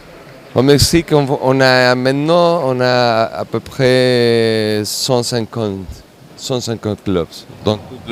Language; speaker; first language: French; non-native, learner; Spanish